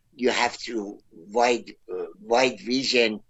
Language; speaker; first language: English; non-native, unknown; Persian